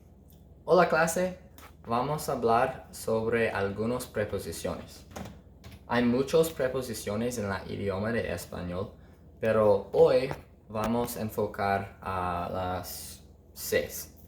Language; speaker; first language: Spanish; non-native, learner; English